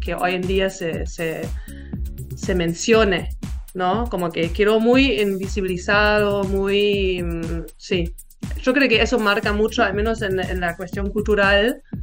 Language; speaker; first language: Spanish; non-native, fluent; German